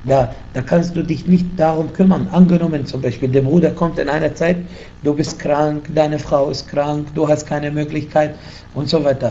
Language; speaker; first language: German; non-native, fluent; Arabic